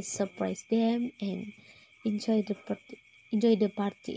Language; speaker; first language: English; non-native, local second language; Malay